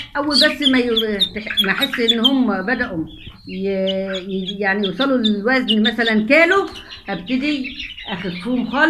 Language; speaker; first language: Arabic; native; Arabic